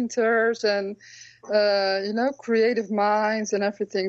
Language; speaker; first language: English; non-native, fluent; Dutch